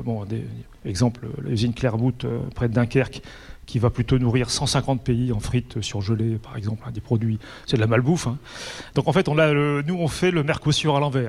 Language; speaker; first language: French; native; French